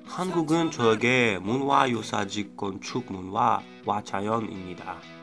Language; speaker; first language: Korean; non-native, learner; Russian